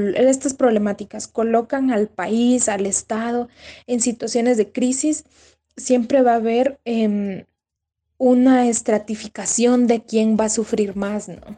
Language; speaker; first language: Spanish; native; Spanish